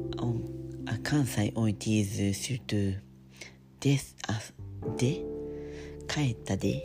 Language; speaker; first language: French; non-native, learner; Japanese